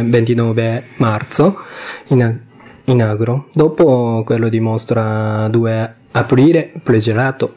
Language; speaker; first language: Italian; non-native, learner; Japanese